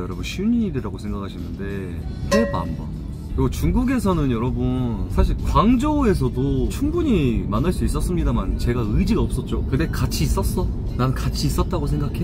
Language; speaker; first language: Korean; native; Korean